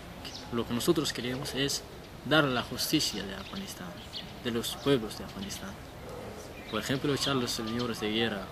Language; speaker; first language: Spanish; non-native, learner; Persian